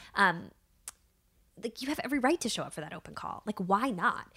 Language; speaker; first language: English; native; English